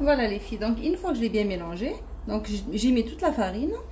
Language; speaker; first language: French; non-native, local second language; Arabic